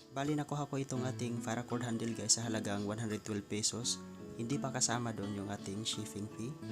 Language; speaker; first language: Filipino; non-native, local second language; Cebuano